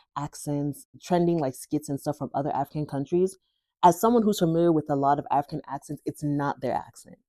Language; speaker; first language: English; native; English